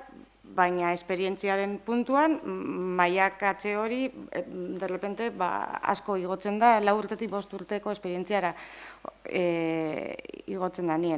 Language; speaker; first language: Basque; native; Basque